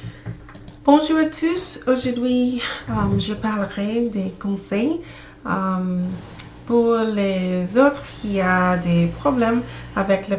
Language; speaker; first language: French; non-native, learner; English